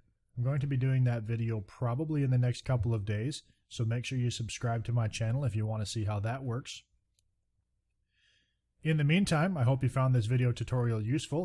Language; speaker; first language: English; native; English